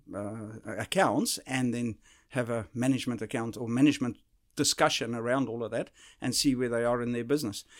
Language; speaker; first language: English; early bilingual, other home language; Dutch